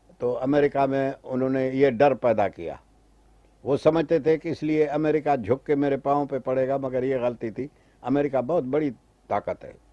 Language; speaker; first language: Urdu; non-native, local second language; Sindhi